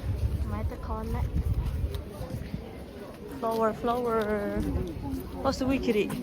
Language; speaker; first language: Japanese; non-native, learner; Filipino